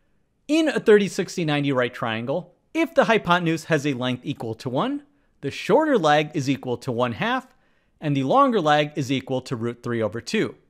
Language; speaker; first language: English; native; English